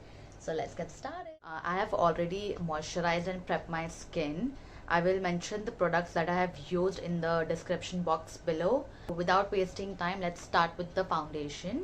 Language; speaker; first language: English; non-native, local second language; Hindi